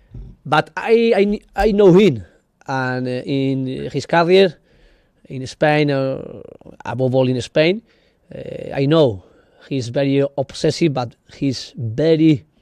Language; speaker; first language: English; non-native, learner; Spanish